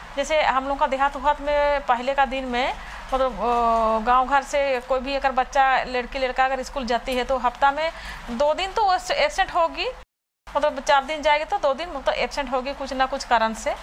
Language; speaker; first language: Hindi; non-native, local second language; Santali